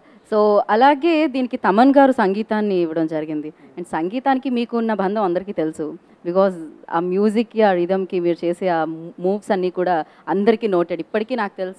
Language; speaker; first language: Telugu; native; Telugu